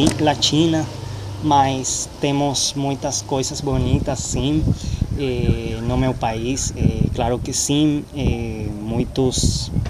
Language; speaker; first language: Portuguese; non-native, learner; Spanish